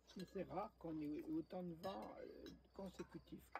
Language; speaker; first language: French; native; French